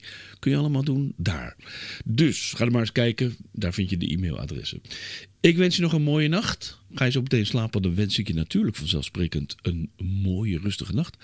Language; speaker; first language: Dutch; native; Dutch